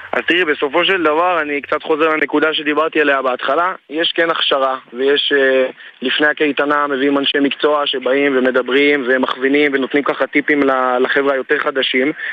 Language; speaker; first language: Hebrew; native; Hebrew